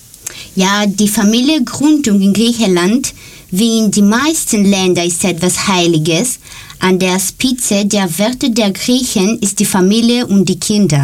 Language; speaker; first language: German; non-native, learner; Greek